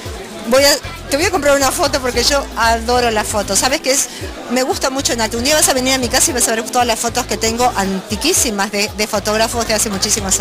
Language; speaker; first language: Spanish; native; Spanish